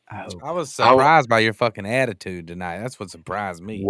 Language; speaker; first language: English; native; English